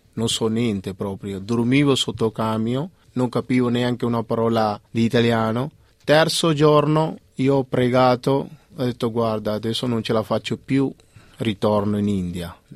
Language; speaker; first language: Italian; non-native, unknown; Punjabi